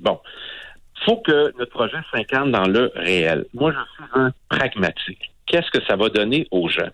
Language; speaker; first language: French; native; French